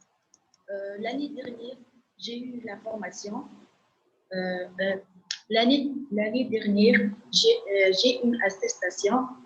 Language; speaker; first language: French; non-native, local second language; Arabic